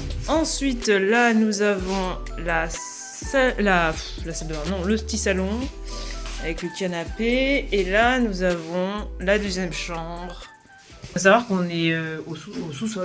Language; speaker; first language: French; native; French